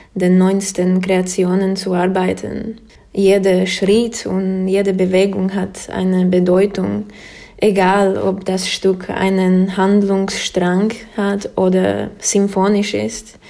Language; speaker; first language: German; non-native, fluent; Slovak